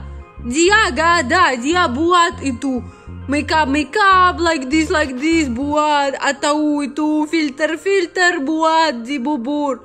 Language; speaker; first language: Indonesian; non-native, learner; Russian